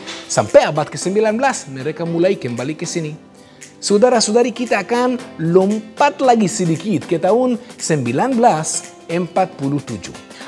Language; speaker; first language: Indonesian; non-native, fluent; Hebrew